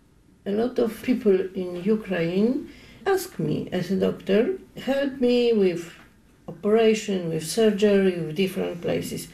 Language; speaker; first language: English; non-native, learner; Polish